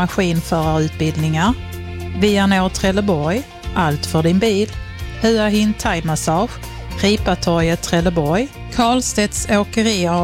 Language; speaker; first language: Swedish; native; Swedish